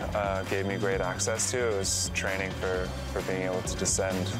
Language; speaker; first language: English; native; English